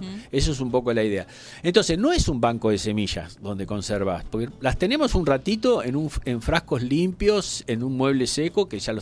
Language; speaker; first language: Spanish; native; Spanish